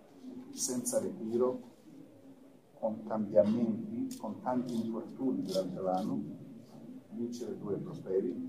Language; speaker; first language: Italian; non-native, fluent; Croatian